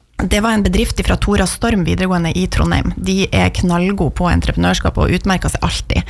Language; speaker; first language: Norwegian; native; Norwegian